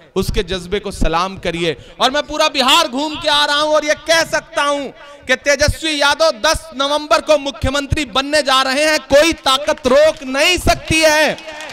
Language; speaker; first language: Hindi; native; Hindi